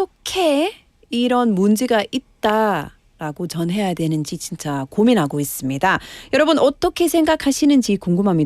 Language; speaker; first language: Korean; non-native, learner; English